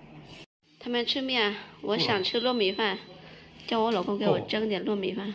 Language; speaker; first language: Chinese; non-native, fluent; Lao